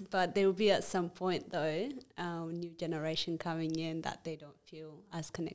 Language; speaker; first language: English; non-native, fluent; Amharic